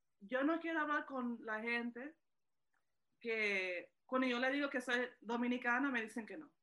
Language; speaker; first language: Spanish; early bilingual, heritage; Spanish